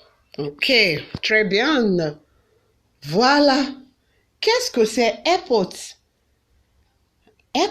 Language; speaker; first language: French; non-native, fluent; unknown